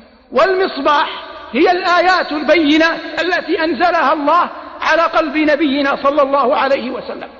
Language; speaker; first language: Arabic; native; Arabic